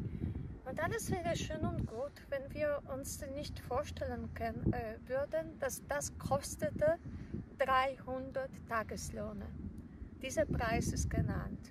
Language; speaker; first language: German; non-native, fluent; Polish